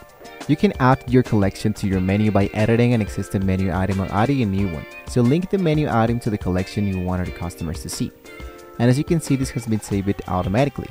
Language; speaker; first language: English; non-native, fluent; Spanish